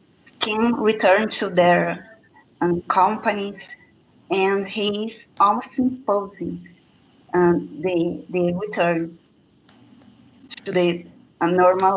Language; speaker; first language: English; non-native, fluent; Portuguese